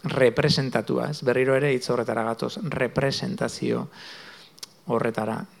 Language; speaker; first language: Basque; native; Basque